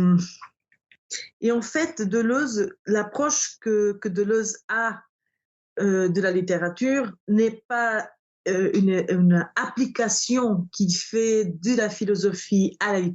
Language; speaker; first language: French; non-native, fluent; Portuguese